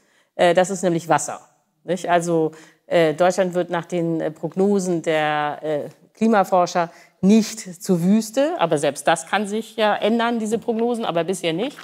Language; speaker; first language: German; native; German